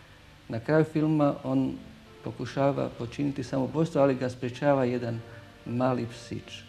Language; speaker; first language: Croatian; native; Croatian